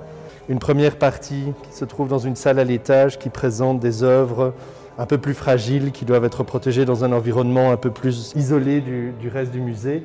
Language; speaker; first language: French; native; French